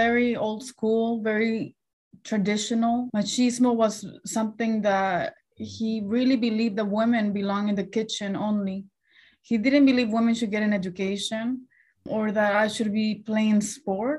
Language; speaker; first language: English; early bilingual, other home language; Spanish